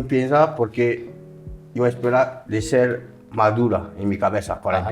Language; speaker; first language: Spanish; non-native, learner; French